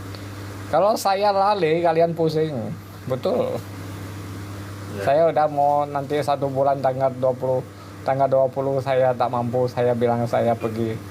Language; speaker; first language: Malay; non-native, local second language; Hakka Chinese